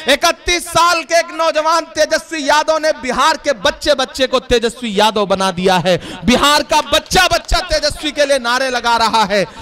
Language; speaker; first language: Hindi; native; Hindi